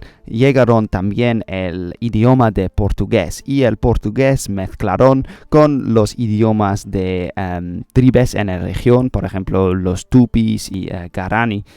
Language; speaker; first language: Spanish; non-native, learner; English